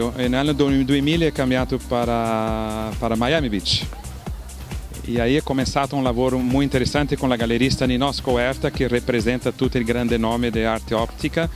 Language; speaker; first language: Italian; non-native, fluent; Portuguese